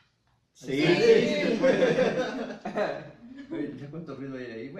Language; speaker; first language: Spanish; native; Spanish